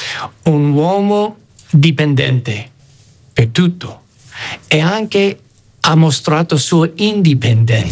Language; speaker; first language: Italian; non-native, fluent; English